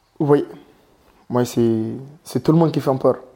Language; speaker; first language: French; non-native, learner; Mongolian